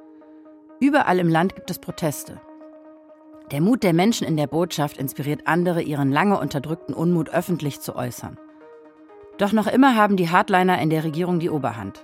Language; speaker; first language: German; native; German